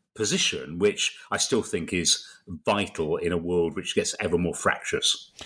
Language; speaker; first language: English; native; English